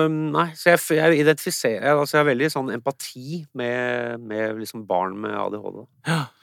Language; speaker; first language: Norwegian; early bilingual, other home language; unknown